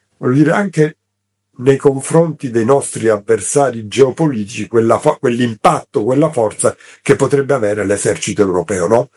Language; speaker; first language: Italian; native; Italian